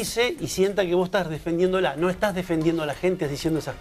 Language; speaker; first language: Spanish; native; Spanish